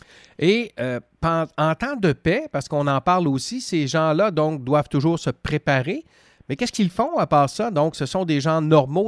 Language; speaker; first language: French; native; French